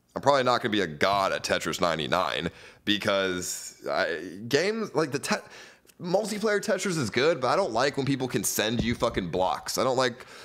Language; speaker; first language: English; native; English